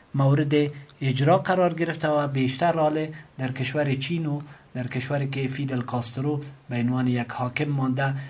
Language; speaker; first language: Persian; native; Persian